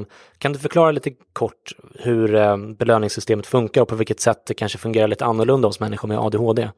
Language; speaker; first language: Swedish; native; Swedish